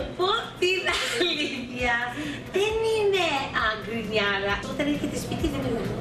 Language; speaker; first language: Greek; early bilingual, heritage; Greek